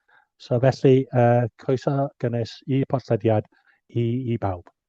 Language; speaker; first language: Welsh; non-native, local second language; English